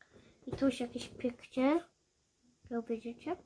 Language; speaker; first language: Polish; early bilingual, heritage; Polish